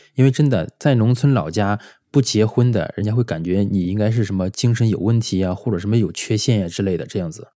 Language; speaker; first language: Chinese; native; Chinese